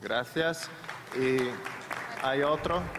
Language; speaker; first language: Spanish; non-native, fluent; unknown